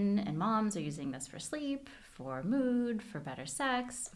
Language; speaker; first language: English; native; English